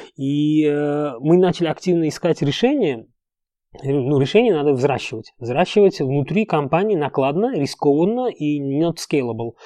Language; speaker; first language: Russian; non-native, local second language; Uzbek